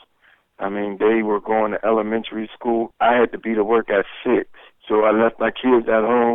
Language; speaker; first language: English; native; English